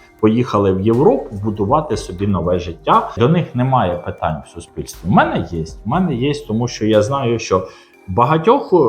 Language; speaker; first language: Ukrainian; non-native, local second language; Russian